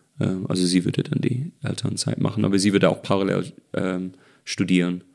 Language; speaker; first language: German; non-native, fluent; English